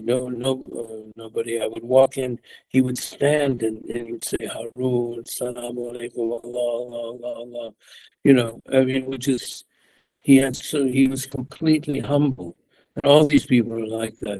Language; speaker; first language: English; native; English